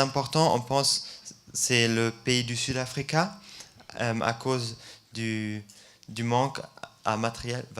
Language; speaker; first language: French; non-native, fluent; German